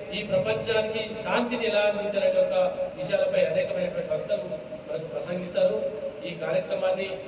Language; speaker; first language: Telugu; native; Telugu